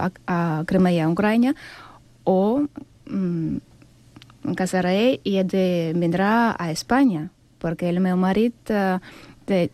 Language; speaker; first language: Catalan; non-native, fluent; Ukrainian